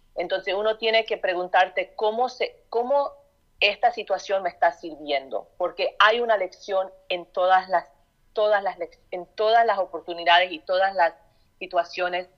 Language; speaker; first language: Spanish; early bilingual, heritage; Spanish